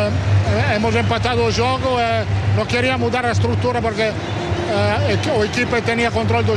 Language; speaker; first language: Portuguese; non-native, learner; Italian